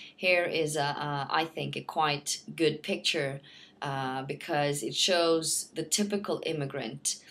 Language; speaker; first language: English; non-native, fluent; Norwegian